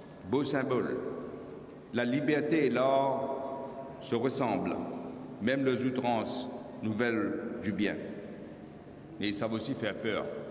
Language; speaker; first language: French; non-native, local second language; Morisyen